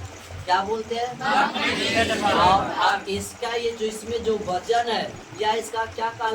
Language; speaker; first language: Hindi; native; Hindi